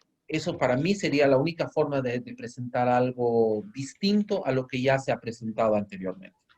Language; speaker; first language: Spanish; native; Spanish